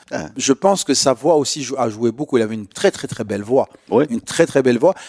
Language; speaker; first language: French; non-native, local second language; Arabic